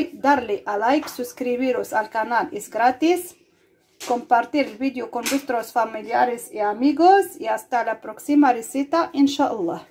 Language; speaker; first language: Spanish; non-native, fluent; Arabic